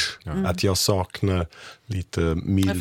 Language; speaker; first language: Swedish; non-native, fluent; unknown